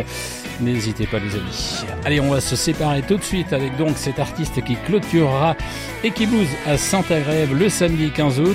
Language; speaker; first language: French; native; French